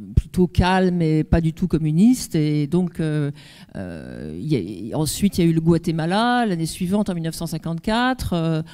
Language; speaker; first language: French; native; French